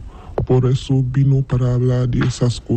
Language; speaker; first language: Spanish; non-native, learner; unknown